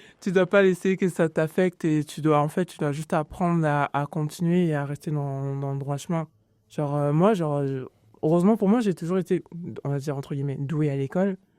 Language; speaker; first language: French; early bilingual, other home language; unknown